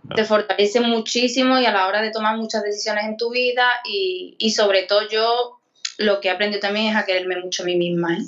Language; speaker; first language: Spanish; native; Spanish